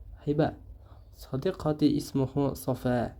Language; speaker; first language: Arabic; non-native, fluent; Uzbek